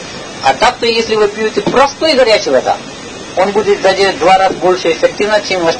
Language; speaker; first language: Russian; non-native, learner; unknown